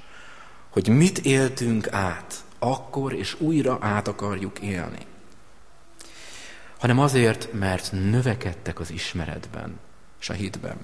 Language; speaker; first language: Hungarian; native; Hungarian